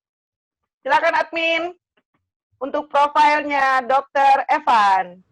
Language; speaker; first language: Indonesian; native; Indonesian